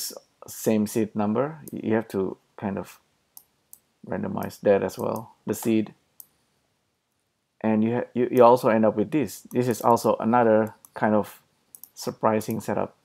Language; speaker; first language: English; non-native, fluent; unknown